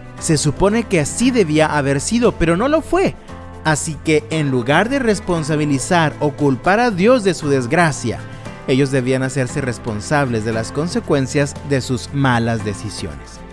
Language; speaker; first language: Spanish; native; Spanish